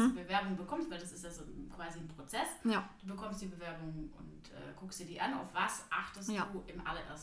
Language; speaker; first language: German; native; German